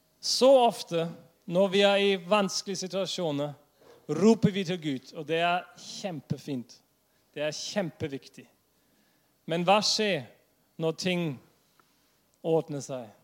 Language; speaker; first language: Norwegian; non-native, fluent; English